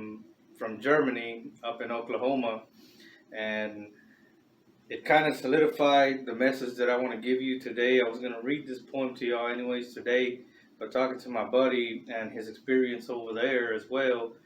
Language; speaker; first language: English; native; English